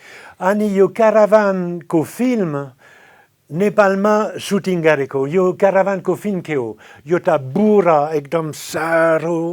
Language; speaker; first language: Nepali; non-native, fluent; French